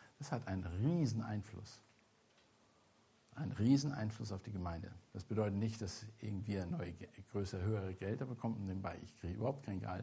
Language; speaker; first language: German; non-native, fluent; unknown